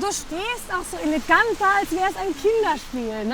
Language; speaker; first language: German; native; German